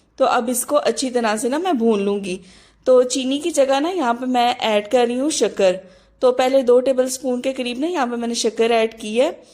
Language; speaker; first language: Urdu; native; Urdu